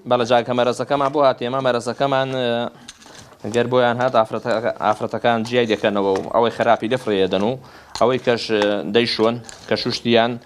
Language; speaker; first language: Central Kurdish; native; Central Kurdish